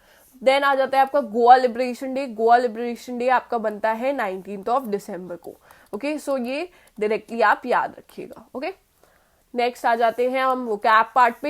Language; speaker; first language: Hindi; native; Hindi